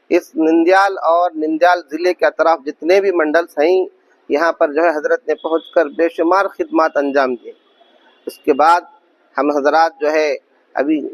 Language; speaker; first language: Urdu; native; Urdu